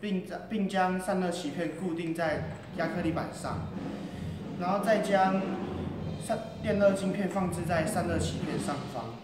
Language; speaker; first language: Chinese; native; Chinese